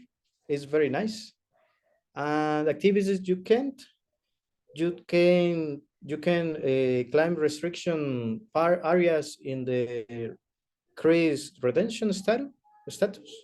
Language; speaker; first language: English; non-native, learner; Spanish